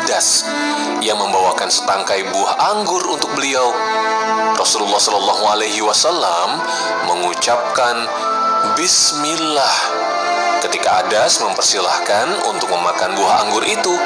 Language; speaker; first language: Indonesian; native; Indonesian